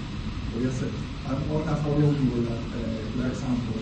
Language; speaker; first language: Spanish; native; Spanish